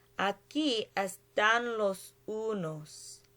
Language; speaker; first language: Spanish; non-native, learner; English